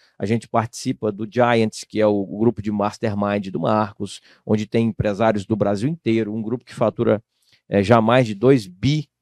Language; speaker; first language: Portuguese; native; Portuguese